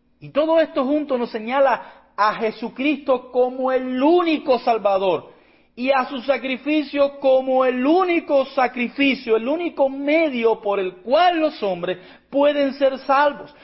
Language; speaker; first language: Spanish; native; Spanish